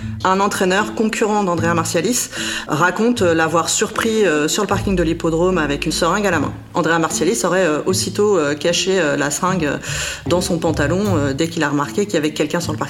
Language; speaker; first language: French; native; French